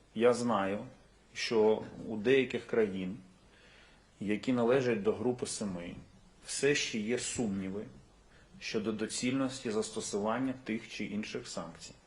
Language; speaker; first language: Ukrainian; native; Ukrainian